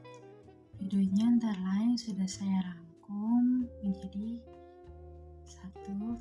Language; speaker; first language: Indonesian; native; Indonesian